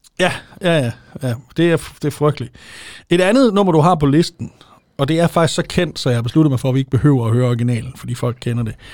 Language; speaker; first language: Danish; native; Danish